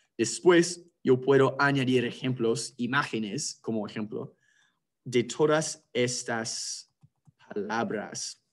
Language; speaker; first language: Spanish; non-native, fluent; English